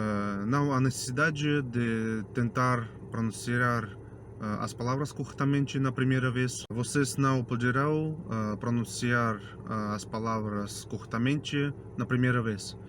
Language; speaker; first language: Portuguese; non-native, fluent; Russian